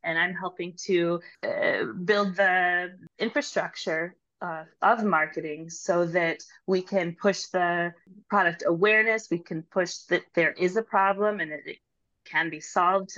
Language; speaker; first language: English; native; English